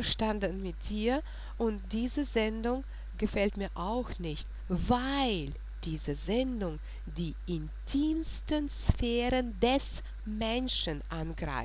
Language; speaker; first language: German; non-native, fluent; Russian